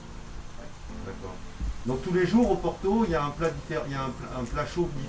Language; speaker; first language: French; native; French